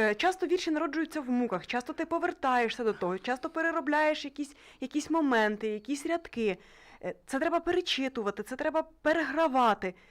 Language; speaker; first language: Ukrainian; native; Ukrainian